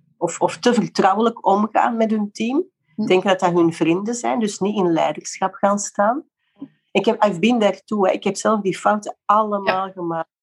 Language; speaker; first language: Dutch; native; Dutch